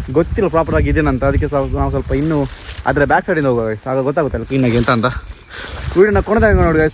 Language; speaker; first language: Kannada; non-native, local second language; Tulu